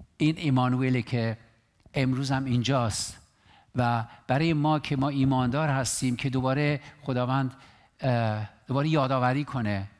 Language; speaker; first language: Persian; non-native, local second language; Armenian